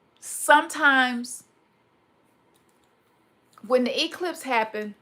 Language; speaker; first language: English; native; English